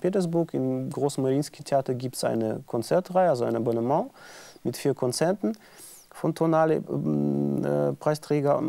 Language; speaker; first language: German; non-native, fluent; Russian